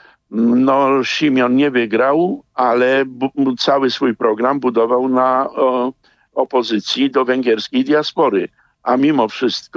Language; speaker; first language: Polish; native; Polish